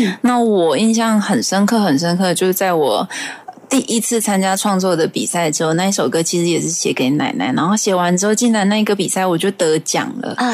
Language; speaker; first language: Chinese; non-native, local second language; Hakka Chinese